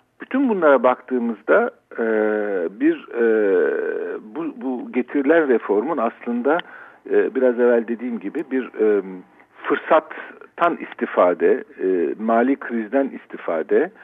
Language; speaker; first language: Turkish; native; Turkish